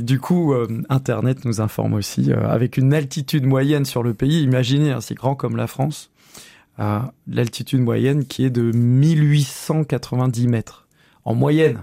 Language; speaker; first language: French; native; French